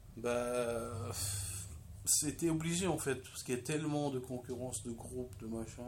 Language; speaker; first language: French; non-native, local second language; Arabic